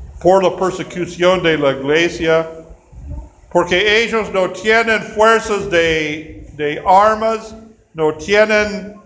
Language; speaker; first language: Spanish; non-native, fluent; English